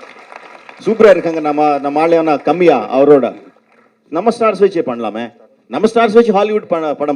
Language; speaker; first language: Tamil; non-native, local second language; Telugu